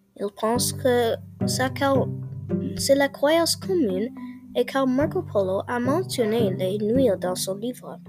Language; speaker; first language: French; non-native, learner; English